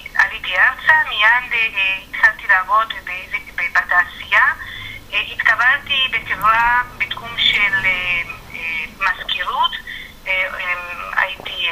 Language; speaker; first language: Hebrew; non-native, fluent; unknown